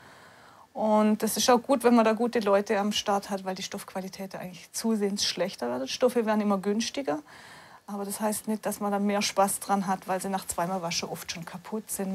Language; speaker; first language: German; native; German